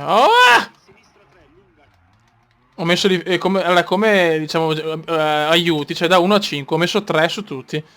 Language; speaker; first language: Italian; native; Italian